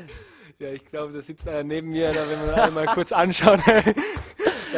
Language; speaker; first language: German; native; German